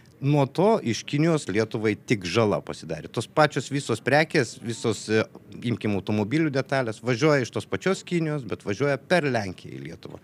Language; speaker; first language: Lithuanian; native; Lithuanian